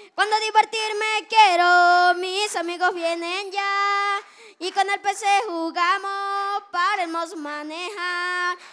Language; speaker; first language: Spanish; native; Spanish